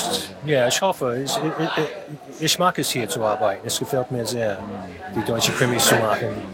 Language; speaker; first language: German; non-native, fluent; English